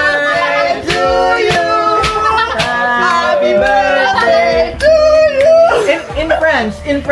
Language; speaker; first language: English; non-native, local second language; Filipino